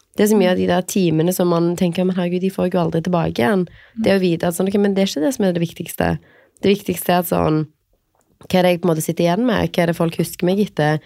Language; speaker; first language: Norwegian; native; Norwegian